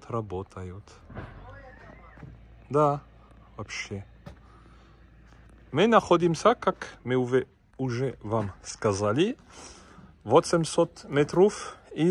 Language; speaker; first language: Russian; non-native, learner; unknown